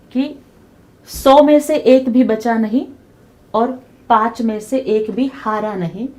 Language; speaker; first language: Hindi; non-native, local second language; Telugu